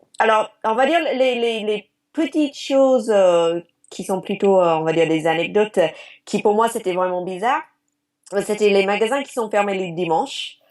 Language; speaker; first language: French; non-native, fluent; English